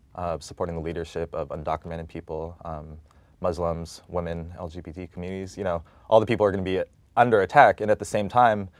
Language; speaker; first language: English; native; English